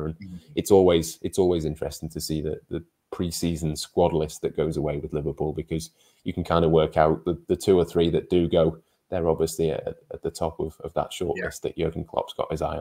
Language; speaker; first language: English; native; English